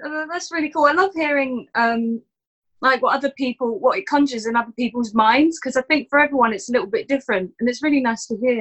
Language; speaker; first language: English; native; English